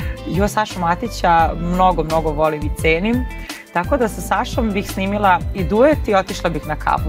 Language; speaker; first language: Serbian; native; Serbian